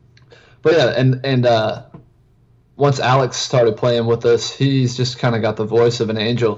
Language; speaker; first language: English; native; English